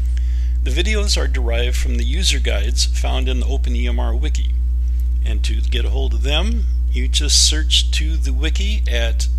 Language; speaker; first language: English; native; English